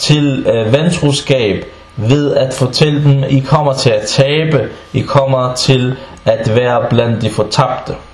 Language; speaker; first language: Danish; early bilingual, other home language; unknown